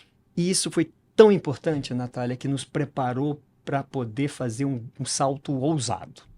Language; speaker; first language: Portuguese; native; Portuguese